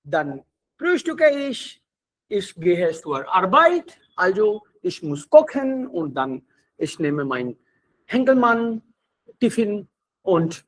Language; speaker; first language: German; non-native, learner; Hindi